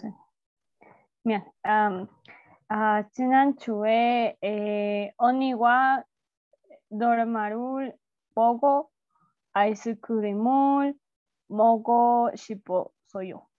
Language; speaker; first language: Korean; non-native, learner; Spanish